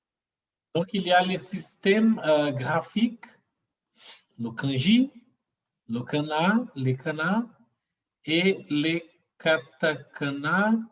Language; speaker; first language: French; non-native, fluent; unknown